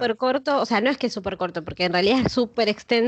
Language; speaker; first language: Spanish; native; Spanish